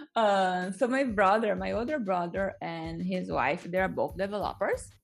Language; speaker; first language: English; non-native, fluent; Portuguese